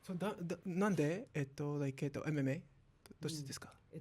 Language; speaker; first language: Japanese; non-native, learner; English